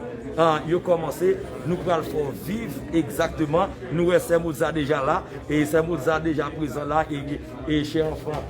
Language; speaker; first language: French; non-native, local second language; Haitian Creole